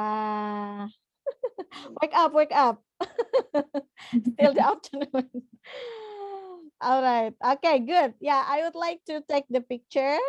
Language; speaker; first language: English; non-native, fluent; Indonesian